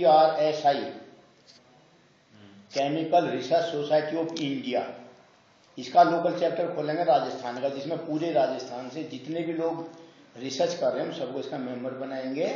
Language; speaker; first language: Hindi; native; Hindi